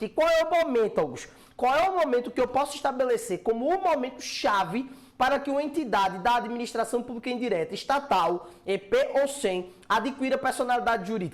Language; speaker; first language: Portuguese; native; Portuguese